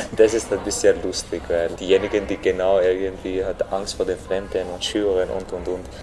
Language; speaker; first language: German; non-native, fluent; Arabic